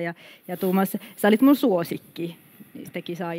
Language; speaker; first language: Finnish; native; Finnish